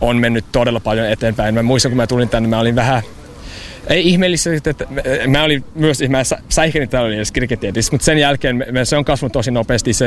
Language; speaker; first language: Finnish; non-native, fluent; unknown